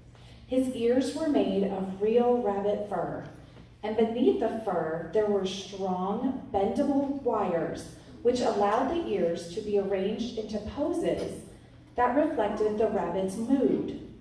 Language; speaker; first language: English; native; English